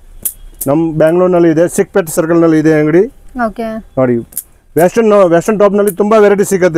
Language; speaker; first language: Kannada; non-native, local second language; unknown